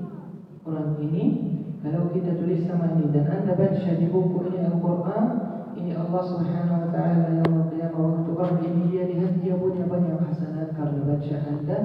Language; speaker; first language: Indonesian; non-native, fluent; Arabic